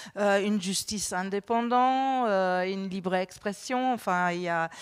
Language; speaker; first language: French; non-native, fluent; German